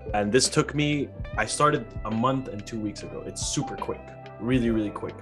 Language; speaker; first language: English; early bilingual, other home language; Arabic